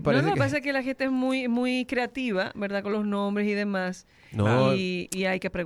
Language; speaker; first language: Spanish; native; Spanish